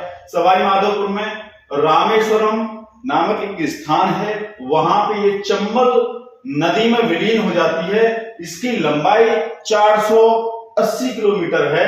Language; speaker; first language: Hindi; native; Hindi